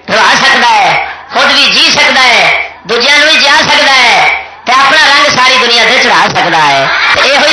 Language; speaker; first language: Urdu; non-native, local second language; Punjabi